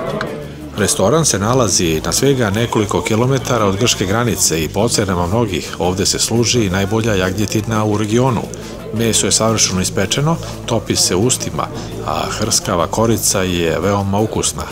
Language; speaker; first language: Croatian; native; Croatian